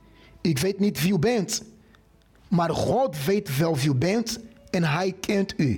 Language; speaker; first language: Dutch; non-native, fluent; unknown